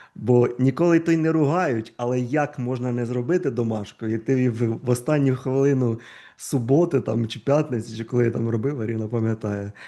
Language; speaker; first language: Ukrainian; native; Ukrainian